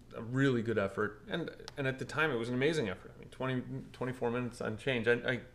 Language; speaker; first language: English; early bilingual, other home language; Portuguese